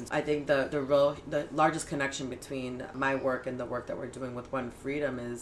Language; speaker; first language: English; early bilingual, other home language; Spanish